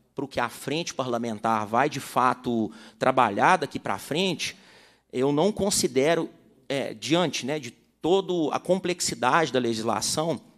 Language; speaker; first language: Portuguese; native; Portuguese